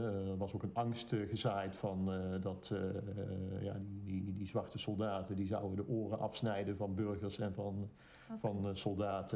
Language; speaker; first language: Dutch; native; Dutch